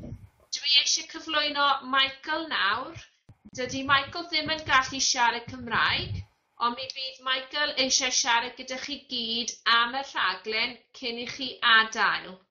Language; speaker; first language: Welsh; non-native, fluent; English